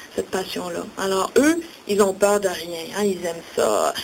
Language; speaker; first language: French; native; French